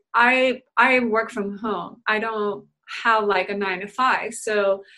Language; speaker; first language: English; native; English